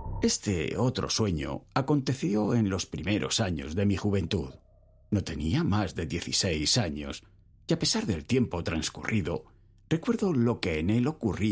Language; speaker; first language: Spanish; native; Spanish